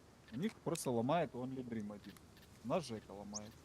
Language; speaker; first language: Russian; native; Russian